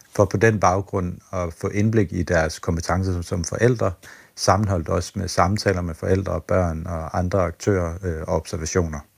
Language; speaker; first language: Danish; native; Danish